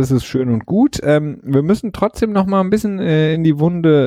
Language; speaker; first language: German; native; German